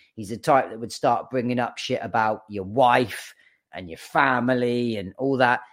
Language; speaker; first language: English; native; English